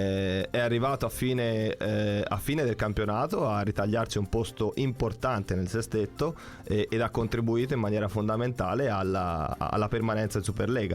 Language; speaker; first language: Italian; native; Italian